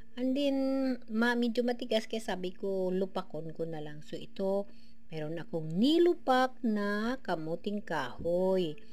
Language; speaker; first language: Filipino; non-native, local second language; Hiligaynon